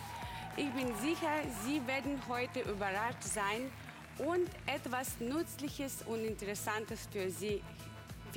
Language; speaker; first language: German; non-native, learner; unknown